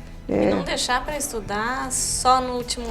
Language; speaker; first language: Portuguese; native; Portuguese